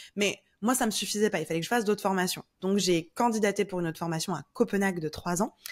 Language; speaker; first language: French; native; French